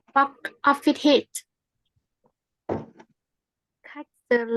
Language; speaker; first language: English; non-native, learner; Vietnamese